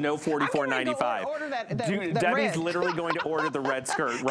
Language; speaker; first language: English; native; English